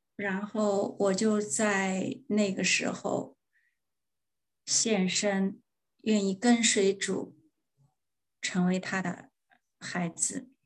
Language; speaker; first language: Chinese; non-native, fluent; German